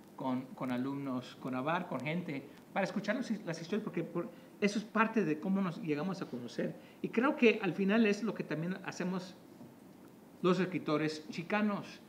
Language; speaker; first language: Spanish; native; Spanish